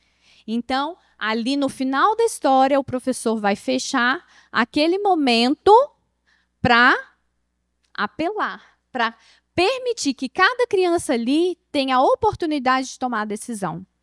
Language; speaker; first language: Portuguese; native; Portuguese